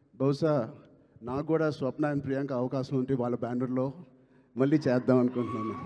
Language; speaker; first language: Telugu; native; Telugu